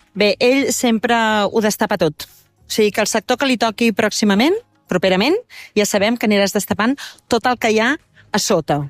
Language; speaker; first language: Catalan; native; Catalan